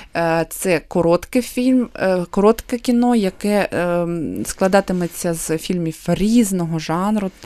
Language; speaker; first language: Ukrainian; non-native, local second language; Russian